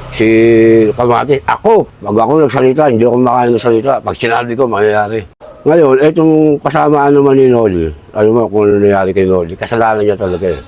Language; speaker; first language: Filipino; native; Filipino